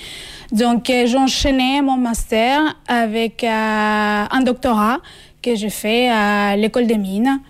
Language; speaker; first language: French; non-native, fluent; Spanish